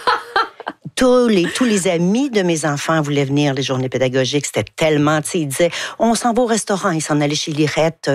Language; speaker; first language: French; native; French